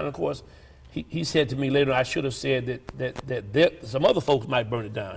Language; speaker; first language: English; native; English